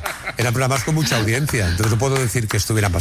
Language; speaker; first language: Spanish; native; Spanish